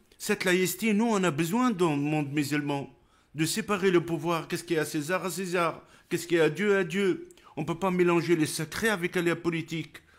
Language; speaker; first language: French; non-native, local second language; Arabic